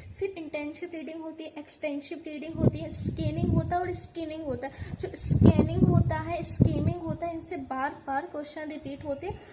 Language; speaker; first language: Hindi; native; Hindi